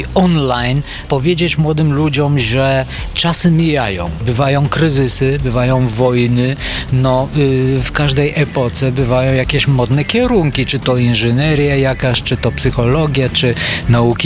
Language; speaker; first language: Polish; non-native, fluent; Bulgarian